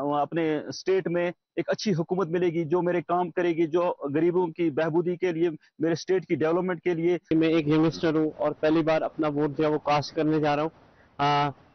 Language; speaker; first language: Hindi; non-native, local second language; Kashmiri